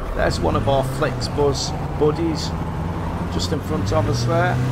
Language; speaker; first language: English; native; English